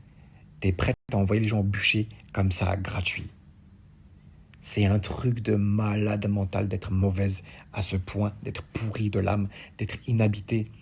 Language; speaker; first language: French; native; French